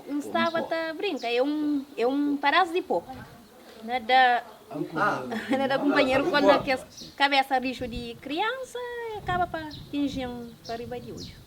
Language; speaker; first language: Portuguese; non-native, local second language; Kabuverdianu